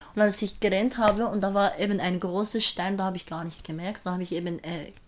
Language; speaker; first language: German; non-native, fluent; Arabic